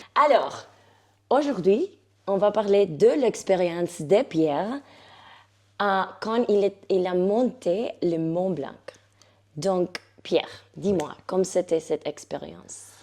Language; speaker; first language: French; non-native, fluent; Spanish